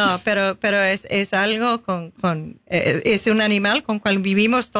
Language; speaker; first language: Spanish; non-native, fluent; English